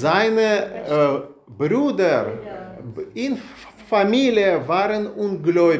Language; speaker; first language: German; non-native, learner; Russian